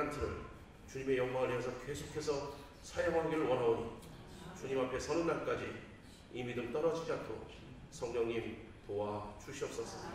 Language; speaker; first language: Korean; native; Korean